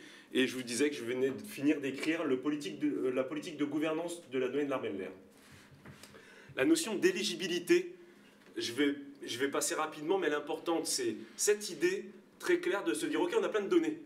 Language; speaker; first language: French; native; French